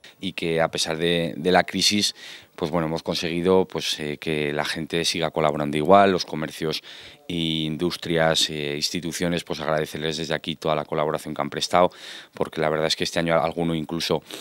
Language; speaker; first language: Spanish; native; Spanish